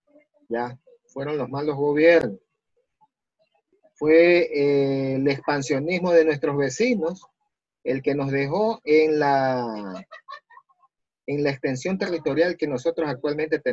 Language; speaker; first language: Spanish; native; Spanish